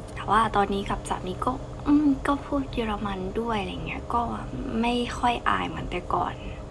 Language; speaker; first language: Thai; native; Thai